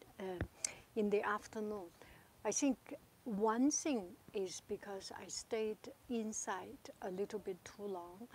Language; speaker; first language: English; non-native, fluent; Chinese